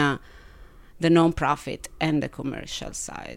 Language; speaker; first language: English; non-native, fluent; Italian